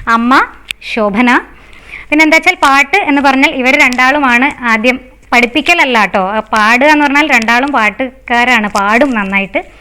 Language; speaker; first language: Malayalam; native; Malayalam